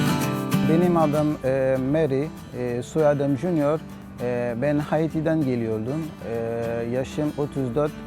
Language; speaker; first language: Turkish; non-native, learner; Haitian Creole